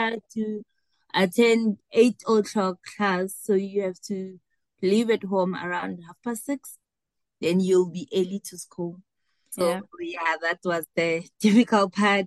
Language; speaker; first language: English; non-native, local second language; South Ndebele